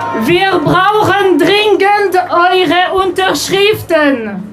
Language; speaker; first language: German; non-native, local second language; French